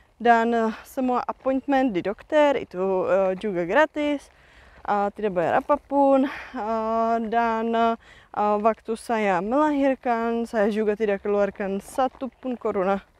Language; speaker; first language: Indonesian; non-native, fluent; Czech